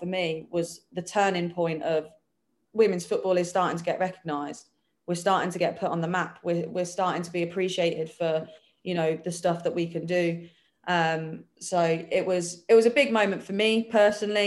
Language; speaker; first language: English; native; English